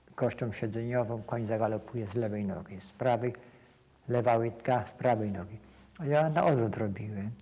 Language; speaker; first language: Polish; native; Polish